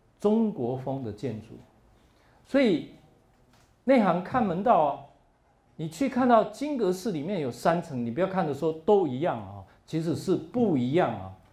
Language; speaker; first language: Chinese; non-native, local second language; Hakka Chinese